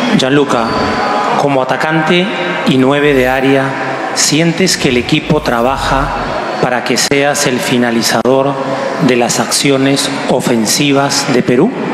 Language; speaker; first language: Spanish; native; Spanish